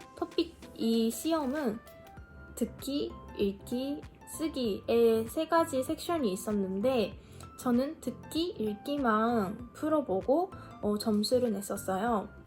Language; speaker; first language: Korean; non-native, fluent; Japanese